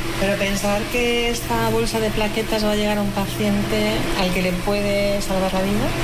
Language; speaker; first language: Spanish; native; Spanish